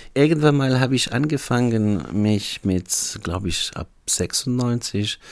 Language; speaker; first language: German; non-native, fluent; Arabic